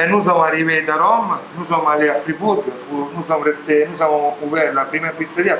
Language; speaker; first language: French; non-native, learner; Italian